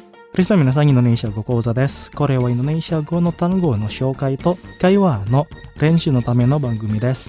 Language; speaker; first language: Japanese; non-native, fluent; Indonesian